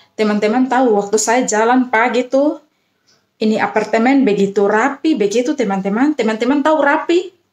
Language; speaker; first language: Indonesian; native; Indonesian